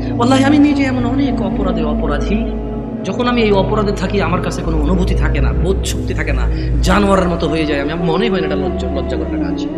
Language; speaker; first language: Bangla; early bilingual, heritage; Bangla